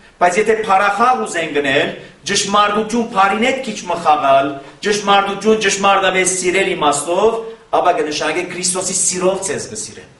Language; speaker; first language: Armenian; native; Armenian